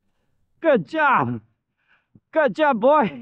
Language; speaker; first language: English; native; English